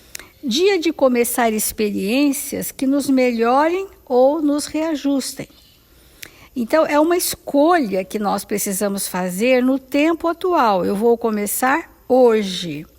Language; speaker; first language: Portuguese; native; Portuguese